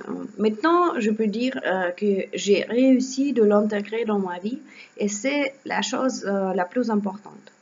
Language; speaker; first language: French; non-native, learner; Russian